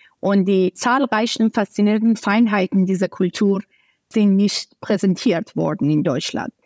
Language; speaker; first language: German; non-native, fluent; Persian